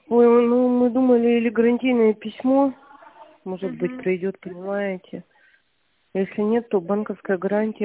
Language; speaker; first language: Russian; native; Russian